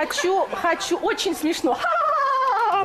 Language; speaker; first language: Russian; native; Russian